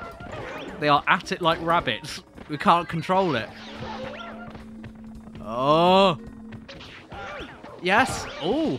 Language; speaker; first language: English; native; English